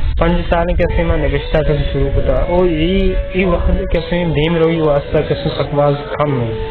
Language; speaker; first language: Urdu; non-native, local second language; Baluchi